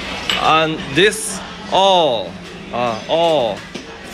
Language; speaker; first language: English; non-native, learner; Chinese